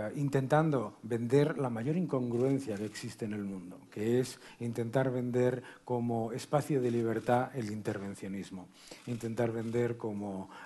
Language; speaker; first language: Spanish; native; Spanish